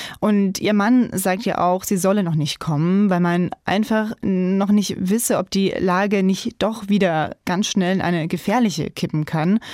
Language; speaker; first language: German; native; German